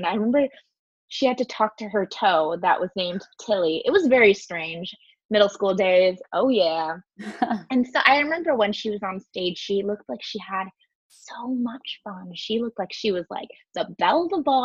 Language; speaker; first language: English; native; English